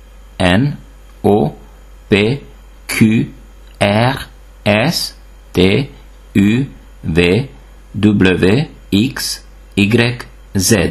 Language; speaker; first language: French; non-native, fluent; Hungarian